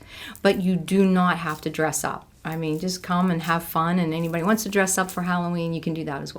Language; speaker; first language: English; native; English